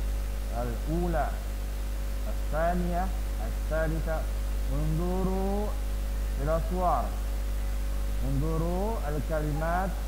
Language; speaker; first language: Arabic; non-native, fluent; Indonesian